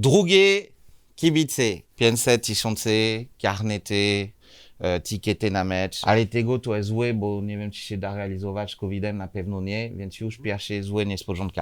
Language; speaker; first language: Polish; non-native, learner; French